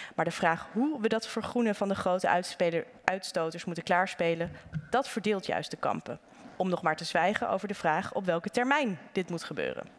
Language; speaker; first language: Dutch; native; Dutch